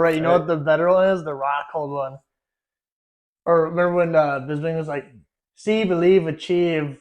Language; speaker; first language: English; native; English